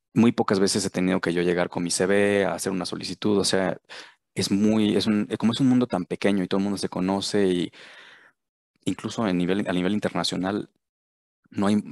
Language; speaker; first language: Spanish; native; Spanish